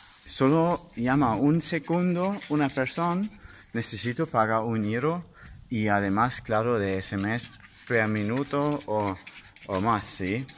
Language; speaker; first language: Spanish; non-native, learner; German